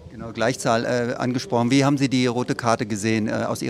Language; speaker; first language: German; native; German